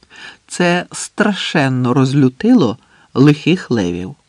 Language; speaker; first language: Ukrainian; native; Ukrainian